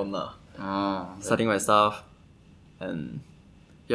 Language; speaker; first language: English; non-native, local second language; Chinese